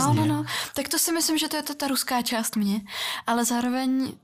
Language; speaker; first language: Czech; early bilingual, other home language; Russian